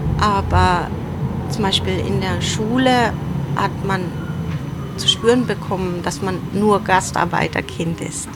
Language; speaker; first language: German; early bilingual, other home language; Turoyo